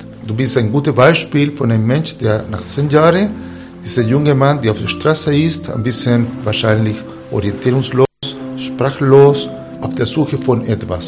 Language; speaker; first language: German; non-native, fluent; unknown